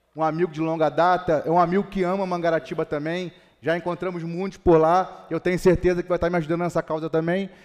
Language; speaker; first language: Portuguese; native; Portuguese